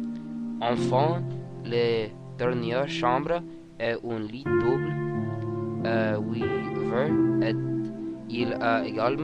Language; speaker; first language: French; non-native, learner; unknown